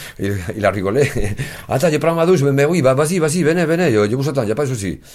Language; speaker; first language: French; non-native, fluent; Spanish